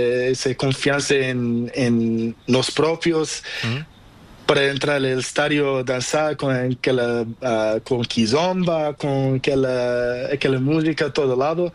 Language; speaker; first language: Spanish; non-native, learner; Portuguese